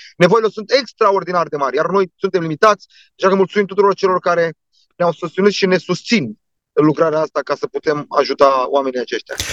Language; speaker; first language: Romanian; non-native, local second language; Turkish